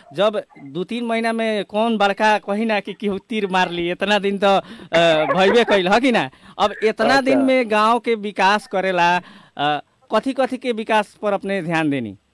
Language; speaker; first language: Bhojpuri; native; Bhojpuri